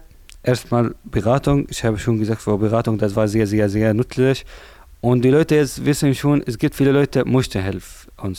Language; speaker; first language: German; non-native, learner; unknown